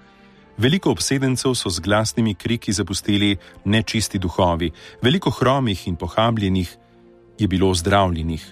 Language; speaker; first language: Slovenian; native; Slovenian